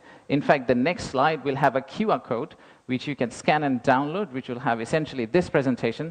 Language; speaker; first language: English; non-native, local second language; Bangla